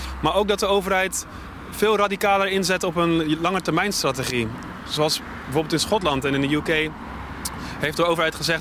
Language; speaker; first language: Dutch; native; Dutch